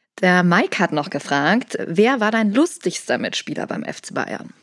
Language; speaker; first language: German; native; German